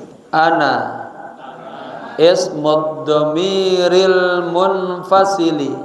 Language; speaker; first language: Arabic; non-native, fluent; Indonesian